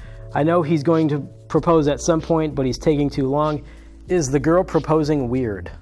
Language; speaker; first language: English; native; English